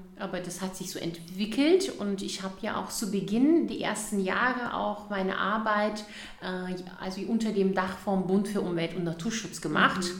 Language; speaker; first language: German; early bilingual, other home language; Turkish